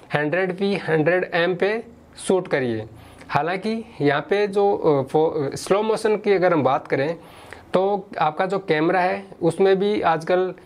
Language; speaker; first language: Hindi; native; Hindi